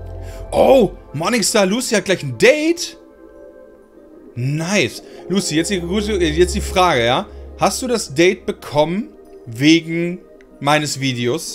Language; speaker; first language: German; native; German